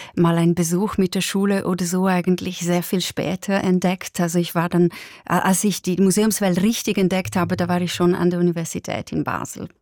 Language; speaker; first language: German; non-native, local second language; Italian